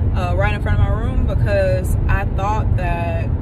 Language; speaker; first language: English; native; English